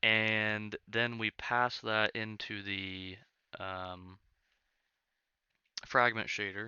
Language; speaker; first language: English; native; English